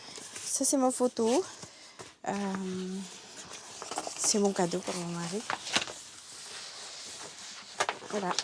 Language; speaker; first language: French; non-native, learner; Filipino